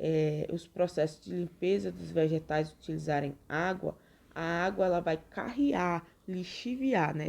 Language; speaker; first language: Portuguese; native; Portuguese